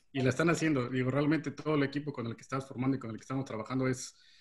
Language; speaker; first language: Spanish; native; Spanish